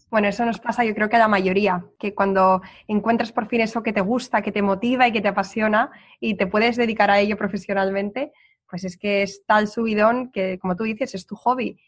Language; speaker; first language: Spanish; native; Spanish